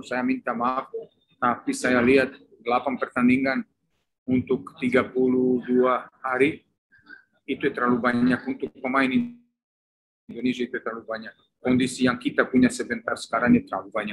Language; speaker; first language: Indonesian; non-native, fluent; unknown